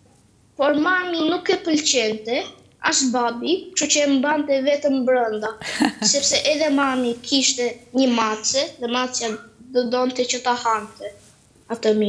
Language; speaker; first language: Albanian; early bilingual, heritage; Albanian